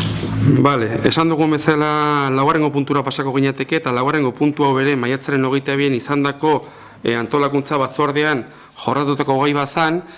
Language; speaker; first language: Basque; native; Basque